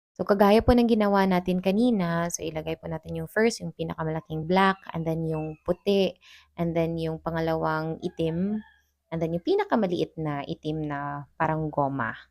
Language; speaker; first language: Filipino; non-native, local second language; Cebuano